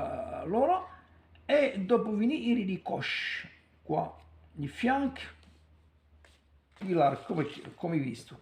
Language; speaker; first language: Italian; non-native, learner; Arabic